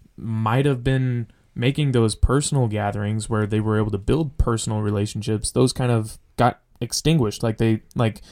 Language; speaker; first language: English; native; English